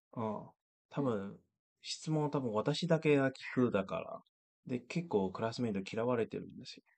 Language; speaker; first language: Japanese; non-native, fluent; Chinese